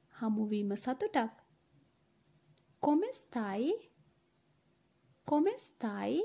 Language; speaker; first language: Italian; non-native, fluent; Sinhala